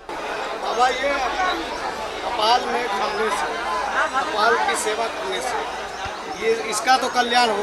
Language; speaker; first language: Hindi; native; Hindi